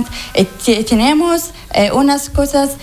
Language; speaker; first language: Spanish; non-native, learner; Arabic